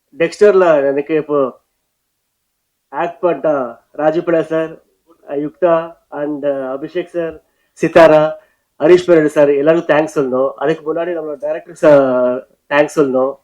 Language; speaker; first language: Tamil; non-native, learner; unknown